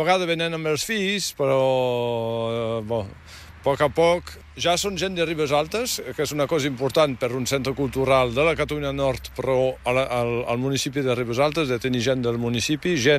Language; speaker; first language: Catalan; native; Catalan